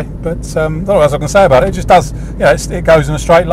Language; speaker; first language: English; native; English